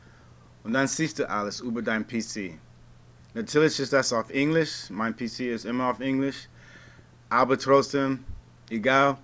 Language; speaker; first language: German; non-native, learner; English